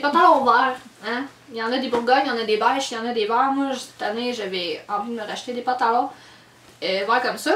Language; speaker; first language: French; native; French